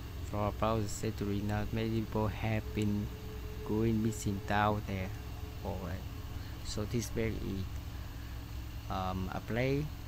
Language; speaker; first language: English; non-native, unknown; Vietnamese